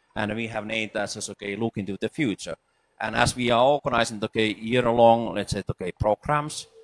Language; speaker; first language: English; non-native, fluent; Finnish